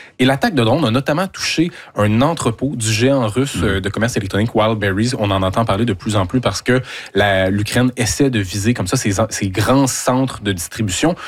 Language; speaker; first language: French; native; French